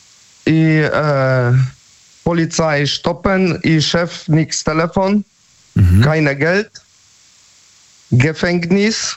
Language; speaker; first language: German; non-native, learner; Polish